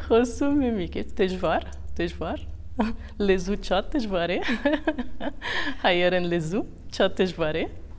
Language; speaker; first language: Armenian; non-native, learner; Arabic